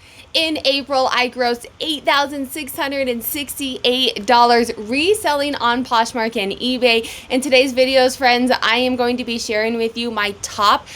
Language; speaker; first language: English; native; English